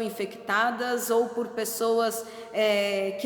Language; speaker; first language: Portuguese; native; Portuguese